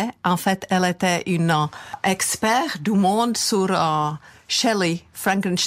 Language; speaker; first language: French; non-native, fluent; Czech